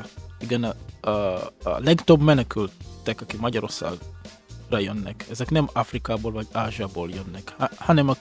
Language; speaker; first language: Hungarian; non-native, fluent; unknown